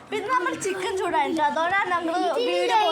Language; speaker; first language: Malayalam; early bilingual, heritage; Malayalam